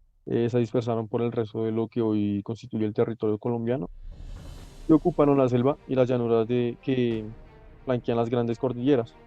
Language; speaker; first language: Spanish; native; Spanish